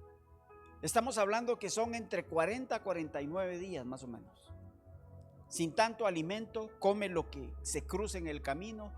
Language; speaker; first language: Spanish; native; Spanish